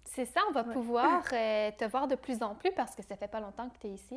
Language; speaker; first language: French; native; French